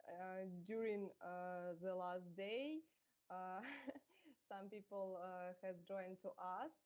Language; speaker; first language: English; non-native, fluent; Russian